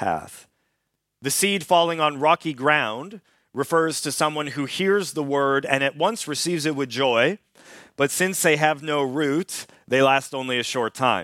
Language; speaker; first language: English; native; English